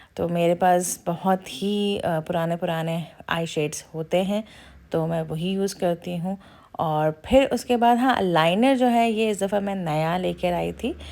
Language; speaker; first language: Urdu; native; Urdu